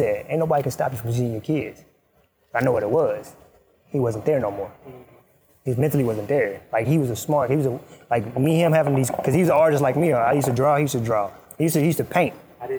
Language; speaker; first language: English; non-native, fluent; Arabic